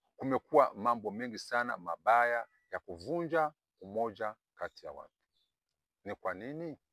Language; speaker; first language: Swahili; non-native, local second language; Kinyarwanda